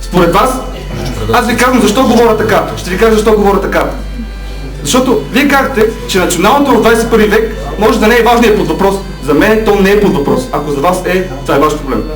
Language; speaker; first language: Bulgarian; native; Bulgarian